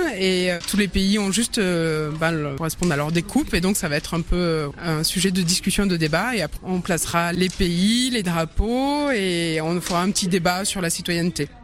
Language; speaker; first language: French; native; French